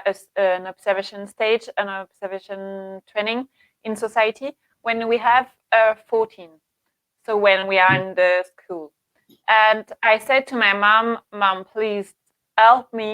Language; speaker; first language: English; non-native, learner; French